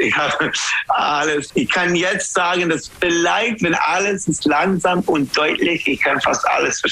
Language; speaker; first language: German; non-native, learner; English